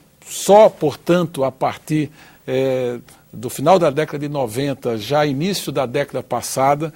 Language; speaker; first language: Portuguese; native; Portuguese